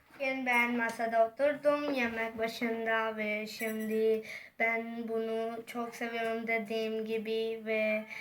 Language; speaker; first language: Turkish; non-native, learner; Hindi